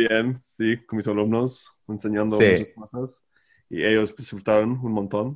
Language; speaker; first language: Spanish; non-native, fluent; English